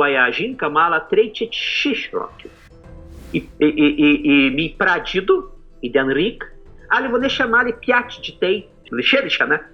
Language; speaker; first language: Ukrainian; early bilingual, heritage; Portuguese